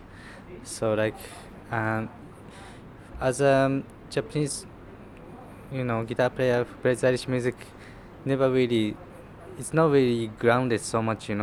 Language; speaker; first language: English; non-native, fluent; Japanese